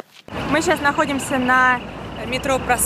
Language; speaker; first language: Russian; native; Russian